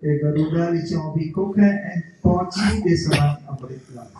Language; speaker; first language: French; non-native, local second language; Morisyen